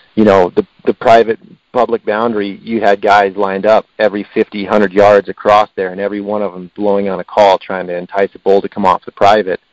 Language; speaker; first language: English; native; English